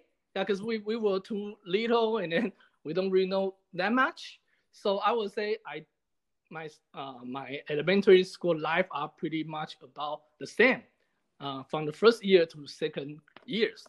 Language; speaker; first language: English; non-native, fluent; Chinese